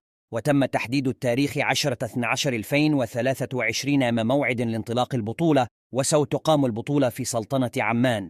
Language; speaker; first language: Arabic; native; Arabic